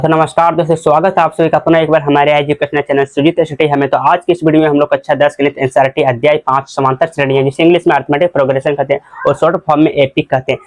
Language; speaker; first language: Hindi; native; Hindi